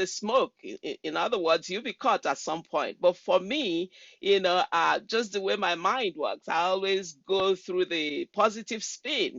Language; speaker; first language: English; non-native, local second language; Igbo